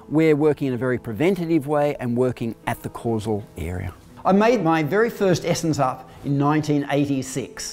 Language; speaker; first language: English; native; English